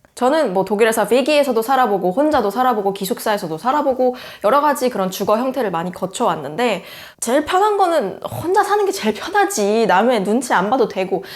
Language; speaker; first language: Korean; native; Korean